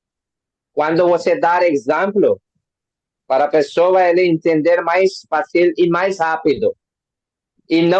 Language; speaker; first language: Portuguese; non-native, learner; Hindi